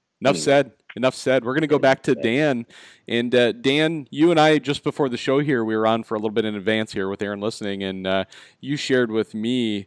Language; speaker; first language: English; native; English